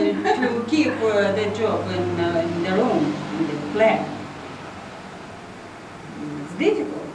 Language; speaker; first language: English; non-native, learner; Russian